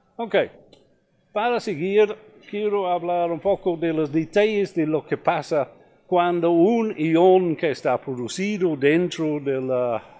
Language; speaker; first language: Spanish; non-native, fluent; English